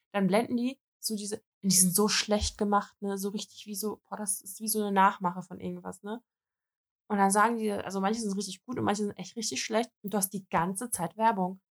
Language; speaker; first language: German; early bilingual, other home language; Russian